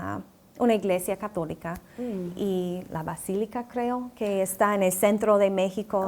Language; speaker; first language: Spanish; non-native, fluent; English